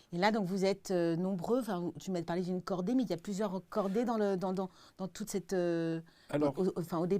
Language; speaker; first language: French; native; French